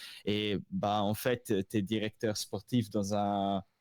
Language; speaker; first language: French; non-native, local second language; Swiss German